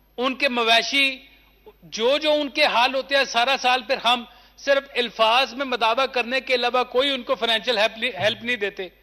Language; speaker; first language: Urdu; non-native, local second language; Punjabi